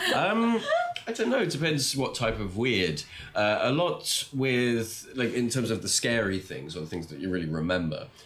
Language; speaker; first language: English; native; English